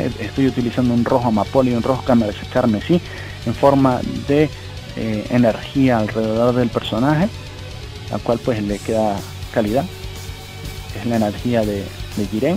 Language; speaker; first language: Spanish; native; Spanish